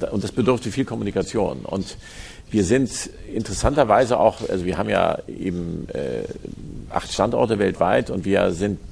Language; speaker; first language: German; native; German